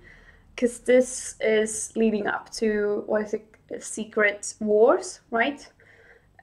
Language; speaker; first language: English; non-native, fluent; Swedish